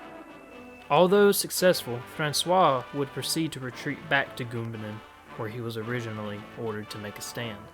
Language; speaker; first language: English; native; English